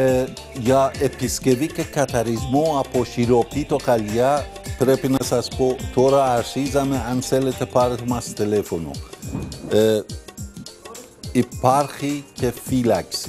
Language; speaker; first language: Greek; non-native, fluent; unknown